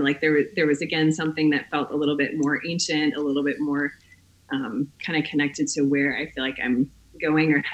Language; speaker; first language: English; native; English